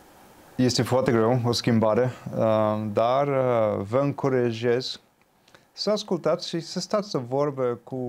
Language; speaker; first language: Romanian; non-native, fluent; English